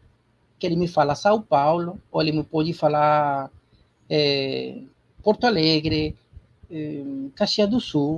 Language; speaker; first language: Portuguese; non-native, learner; Spanish